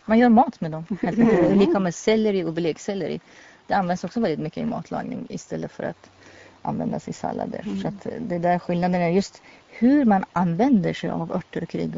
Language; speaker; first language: Swedish; non-native, fluent; Persian